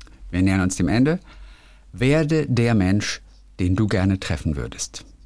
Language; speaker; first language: German; native; German